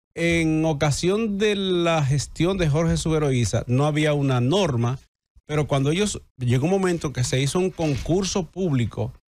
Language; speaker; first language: Spanish; native; Spanish